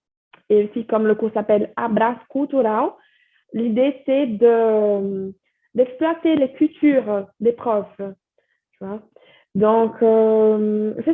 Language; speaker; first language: French; non-native, fluent; Portuguese